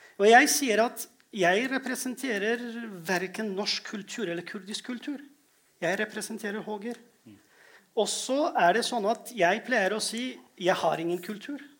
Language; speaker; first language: Norwegian; non-native, fluent; Kurdish